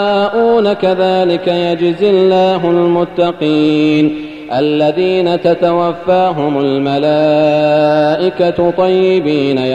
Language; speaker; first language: Arabic; native; Arabic